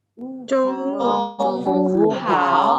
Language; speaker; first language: Chinese; non-native, learner; Indonesian